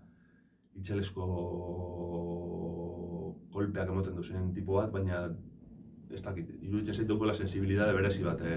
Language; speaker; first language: Basque; native; Basque